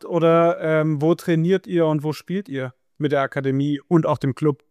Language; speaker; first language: German; native; German